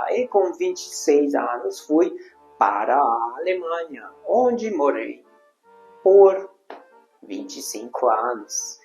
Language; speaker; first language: Portuguese; non-native, fluent; Hungarian